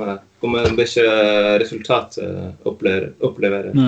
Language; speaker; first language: Dutch; non-native, fluent; Norwegian